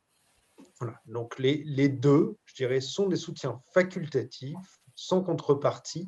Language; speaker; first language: French; native; French